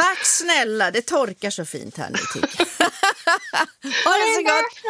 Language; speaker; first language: Swedish; native; Swedish